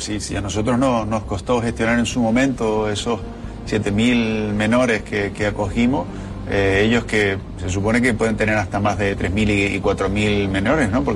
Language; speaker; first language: Spanish; native; Spanish